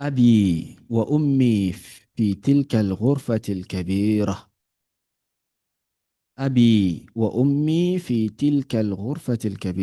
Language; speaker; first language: Arabic; non-native, fluent; Yoruba